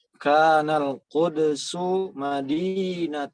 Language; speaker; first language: Arabic; non-native, learner; Indonesian